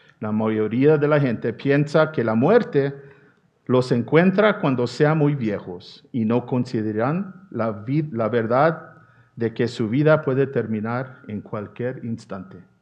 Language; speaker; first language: Spanish; non-native, fluent; English